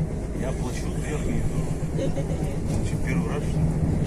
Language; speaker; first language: Russian; native; Russian